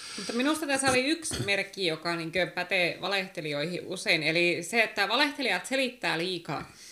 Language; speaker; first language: Finnish; native; Finnish